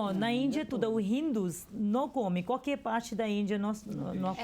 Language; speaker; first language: Portuguese; non-native, learner; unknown